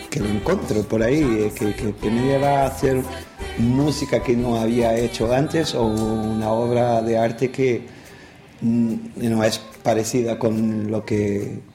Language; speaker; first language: Spanish; non-native, fluent; Portuguese